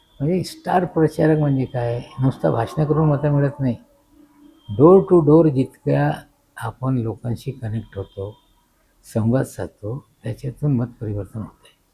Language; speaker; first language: Marathi; non-native, local second language; Urdu